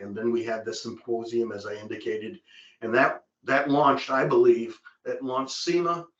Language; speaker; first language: English; native; English